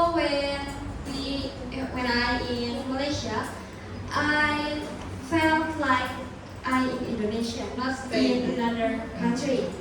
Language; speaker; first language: English; non-native, learner; Indonesian